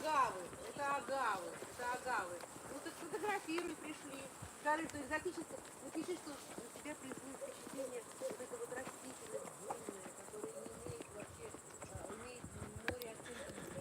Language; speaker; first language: Russian; native; Russian